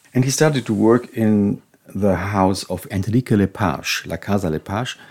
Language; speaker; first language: English; non-native, fluent; German